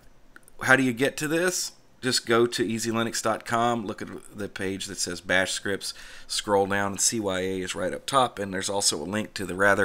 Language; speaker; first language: English; native; English